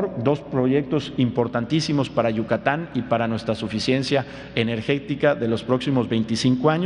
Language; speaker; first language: Spanish; native; Spanish